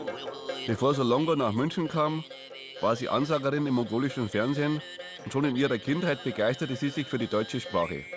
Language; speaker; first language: German; native; German